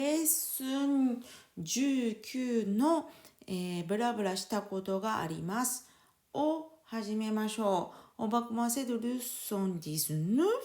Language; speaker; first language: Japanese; non-native, fluent; French